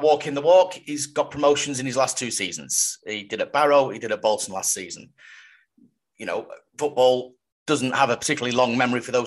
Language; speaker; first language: English; native; English